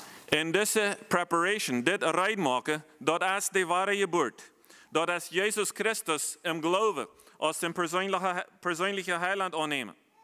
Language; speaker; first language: German; non-native, fluent; Plautdietsch